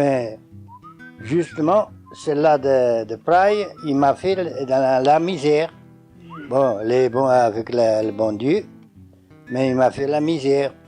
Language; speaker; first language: French; non-native, learner; Portuguese